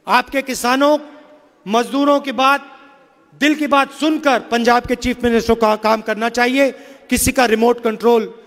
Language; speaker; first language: Hindi; native; Hindi